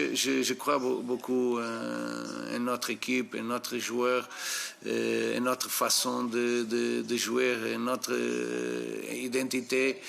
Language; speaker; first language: French; non-native, fluent; Portuguese